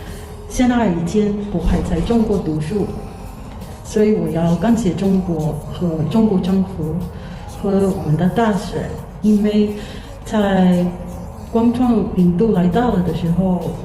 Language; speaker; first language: Chinese; non-native, learner; Tongan